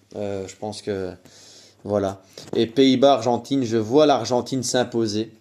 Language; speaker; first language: French; native; French